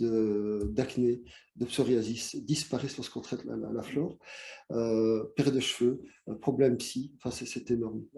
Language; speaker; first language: French; native; French